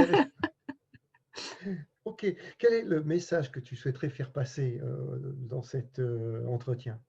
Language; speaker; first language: French; native; French